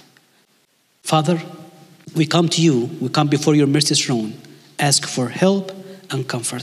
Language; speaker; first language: English; non-native, fluent; Arabic